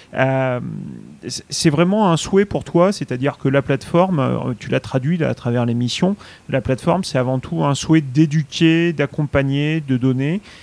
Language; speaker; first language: French; native; French